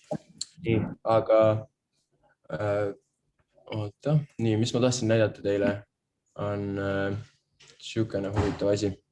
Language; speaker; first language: Estonian; native; Estonian